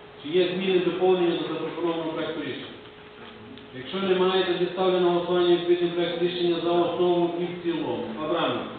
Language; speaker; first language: Ukrainian; native; Ukrainian